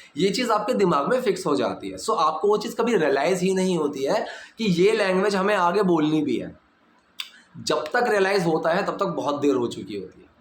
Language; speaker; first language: Hindi; native; Hindi